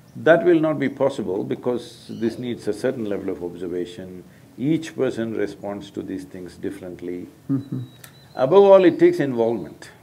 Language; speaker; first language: English; non-native, local second language; Kannada